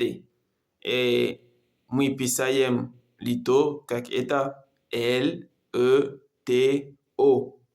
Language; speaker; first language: Russian; non-native, learner; Comorian